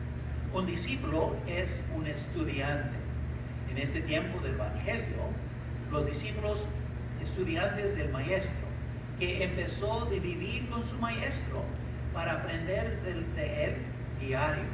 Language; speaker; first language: Spanish; early bilingual, heritage; English